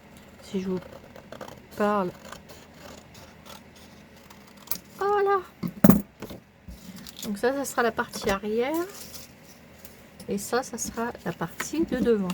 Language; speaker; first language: French; native; French